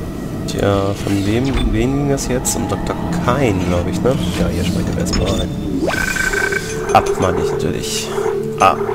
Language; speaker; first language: German; native; German